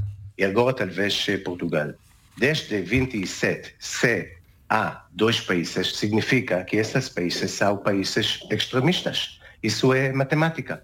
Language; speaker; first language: Portuguese; non-native, learner; Hebrew